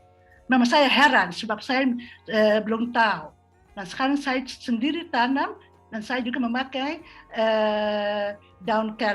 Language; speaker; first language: Indonesian; non-native, fluent; Dutch